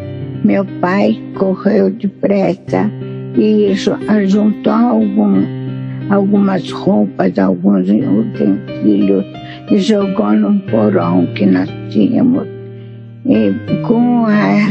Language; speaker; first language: Portuguese; non-native, fluent; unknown